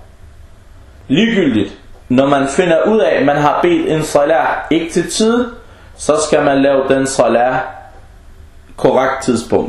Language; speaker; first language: Danish; non-native, fluent; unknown